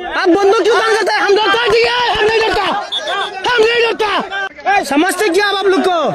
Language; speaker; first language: Hindi; non-native, learner; Bangla